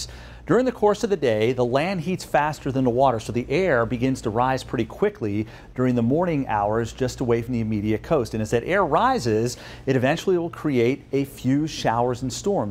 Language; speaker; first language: English; native; English